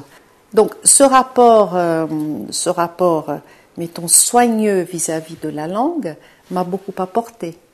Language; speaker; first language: French; non-native, fluent; Portuguese